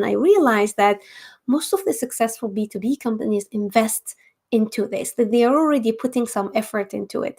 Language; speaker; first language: English; non-native, fluent; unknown